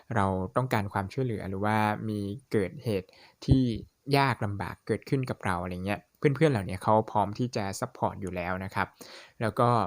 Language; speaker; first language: Thai; native; Thai